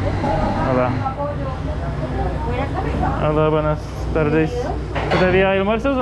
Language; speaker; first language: Spanish; non-native, learner; English